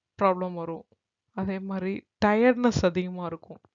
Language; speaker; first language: Tamil; native; Tamil